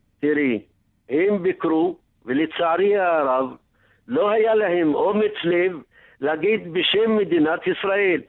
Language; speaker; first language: Hebrew; non-native, local second language; Arabic